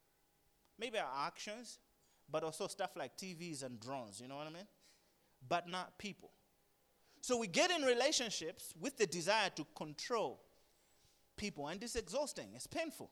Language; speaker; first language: English; non-native, local second language; Nyanja